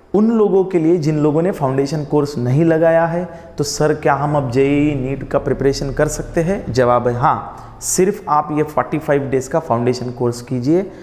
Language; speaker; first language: Hindi; non-native, local second language; Marathi